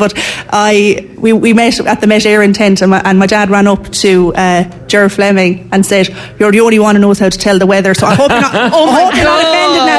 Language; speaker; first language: English; native; English